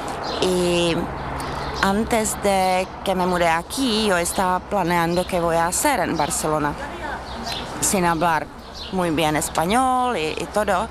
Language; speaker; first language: Spanish; non-native, fluent; Czech